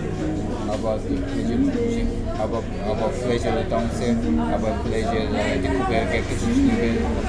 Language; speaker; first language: French; non-native, learner; Korean